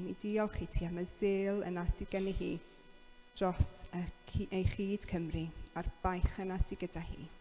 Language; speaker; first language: Welsh; native; Welsh